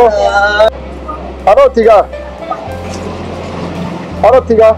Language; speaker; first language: Japanese; native; Japanese